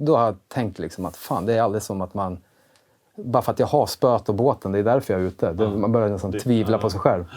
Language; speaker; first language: Swedish; native; Swedish